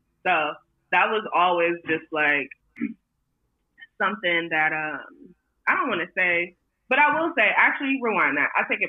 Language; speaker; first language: English; native; English